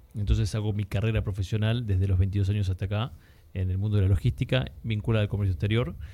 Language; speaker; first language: Spanish; native; Spanish